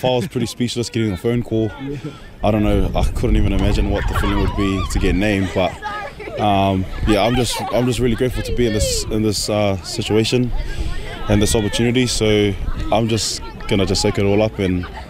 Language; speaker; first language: English; native; English